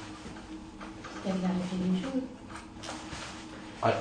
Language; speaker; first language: French; native; French